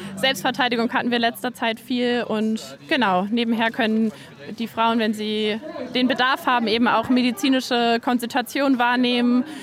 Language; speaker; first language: German; native; German